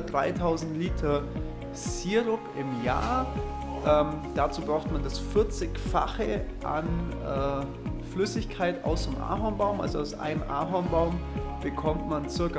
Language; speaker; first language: German; native; German